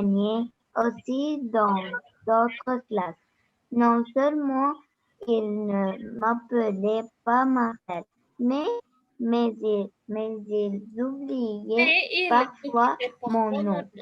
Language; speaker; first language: French; non-native, learner; Arabic